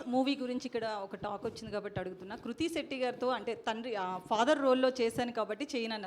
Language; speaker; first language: Telugu; native; Telugu